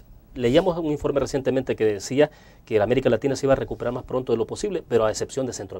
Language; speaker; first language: Spanish; native; Spanish